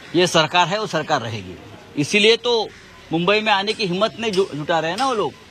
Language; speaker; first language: Hindi; non-native, local second language; Marathi